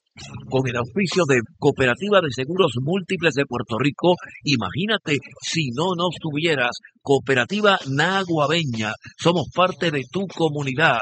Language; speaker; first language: Spanish; native; Spanish